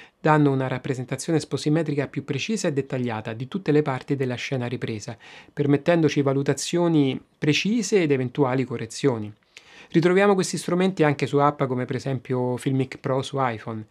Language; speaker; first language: Italian; native; Italian